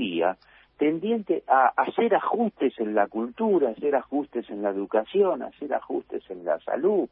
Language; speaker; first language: Spanish; native; Spanish